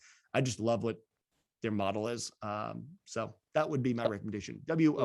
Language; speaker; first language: English; native; English